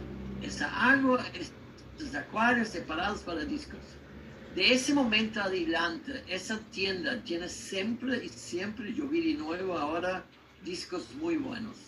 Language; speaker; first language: Spanish; non-native, learner; German